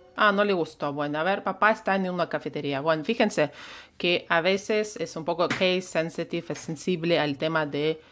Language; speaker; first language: Spanish; non-native, fluent; Russian